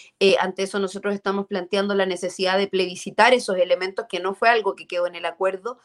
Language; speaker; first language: Spanish; native; Spanish